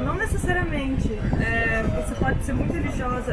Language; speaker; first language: Portuguese; early bilingual, heritage; Portuguese